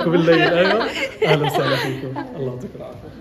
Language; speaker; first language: Arabic; native; Arabic